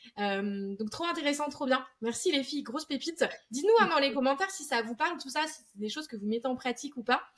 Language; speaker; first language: French; native; French